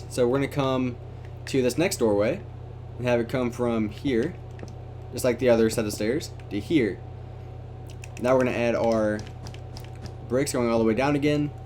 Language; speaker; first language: English; native; English